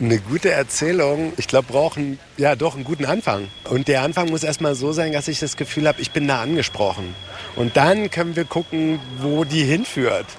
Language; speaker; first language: German; native; German